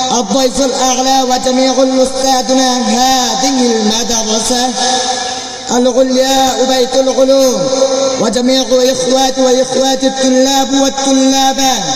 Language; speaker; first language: Arabic; non-native, learner; Bangla